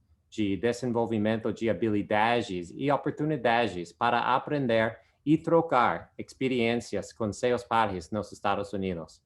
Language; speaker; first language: Portuguese; non-native, fluent; English